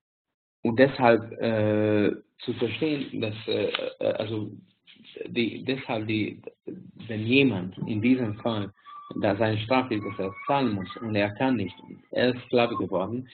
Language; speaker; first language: German; non-native, fluent; Hungarian